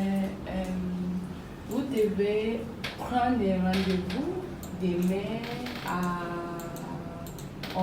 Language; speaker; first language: French; non-native, learner; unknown